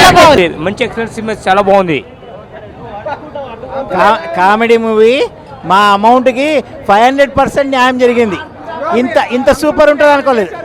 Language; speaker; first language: Telugu; native; Telugu